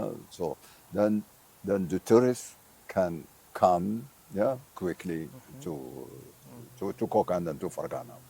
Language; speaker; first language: English; non-native, fluent; Arabic